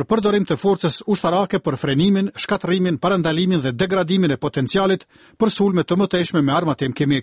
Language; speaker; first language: Albanian; native; Albanian